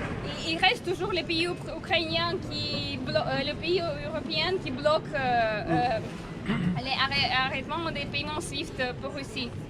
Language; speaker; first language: French; non-native, learner; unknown